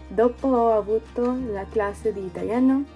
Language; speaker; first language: Italian; non-native, learner; English